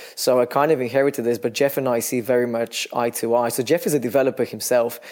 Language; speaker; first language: English; non-native, fluent; Bulgarian